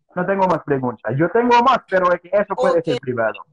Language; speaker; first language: Spanish; non-native, learner; Haitian Creole